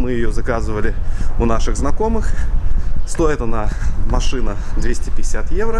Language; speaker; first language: Russian; native; Russian